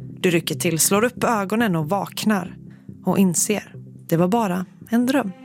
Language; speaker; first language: Swedish; native; Swedish